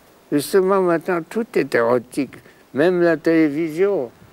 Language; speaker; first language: French; non-native, fluent; German